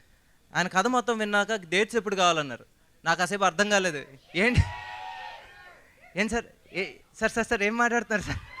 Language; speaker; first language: Telugu; native; Telugu